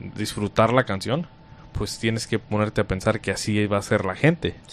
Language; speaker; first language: Spanish; native; Spanish